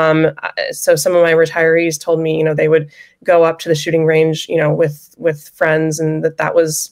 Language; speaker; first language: English; native; English